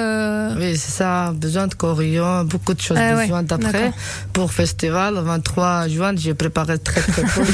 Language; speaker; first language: French; non-native, learner; Georgian